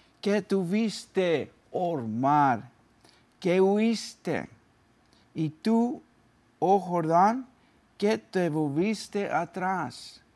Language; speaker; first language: Spanish; early bilingual, heritage; Spanish